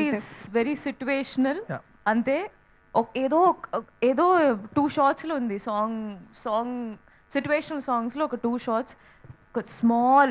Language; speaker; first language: Telugu; non-native, learner; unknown